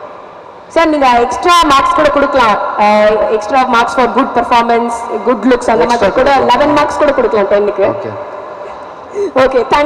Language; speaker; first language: Tamil; native; Tamil